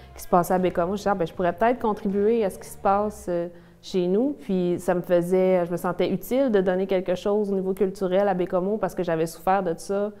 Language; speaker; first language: French; native; French